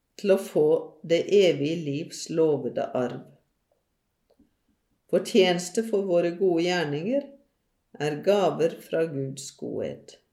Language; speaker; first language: Norwegian; native; Norwegian